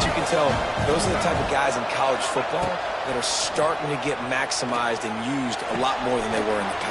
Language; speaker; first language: English; native; English